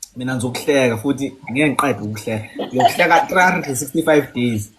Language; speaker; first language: Zulu; native; Zulu